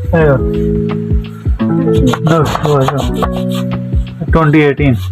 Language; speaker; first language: Arabic; non-native, learner; Hindi